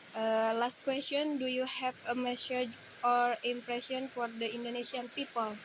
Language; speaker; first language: English; non-native, learner; Indonesian